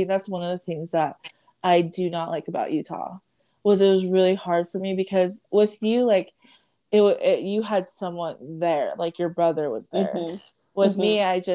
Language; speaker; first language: English; native; English